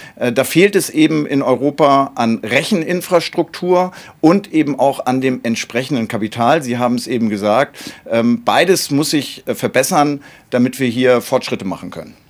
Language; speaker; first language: German; native; German